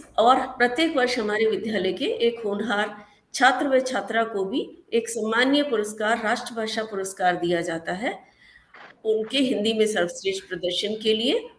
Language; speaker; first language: Hindi; native; Hindi